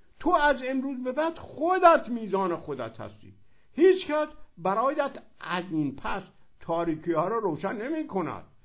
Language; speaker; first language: Persian; native; Persian